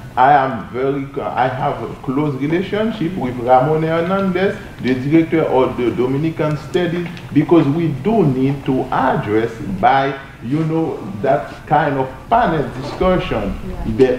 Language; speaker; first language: English; non-native, fluent; Haitian Creole